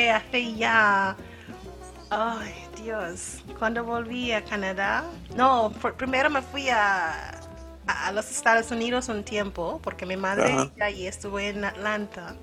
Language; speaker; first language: Spanish; non-native, fluent; English